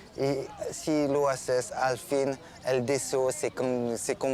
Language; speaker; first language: Spanish; non-native, learner; French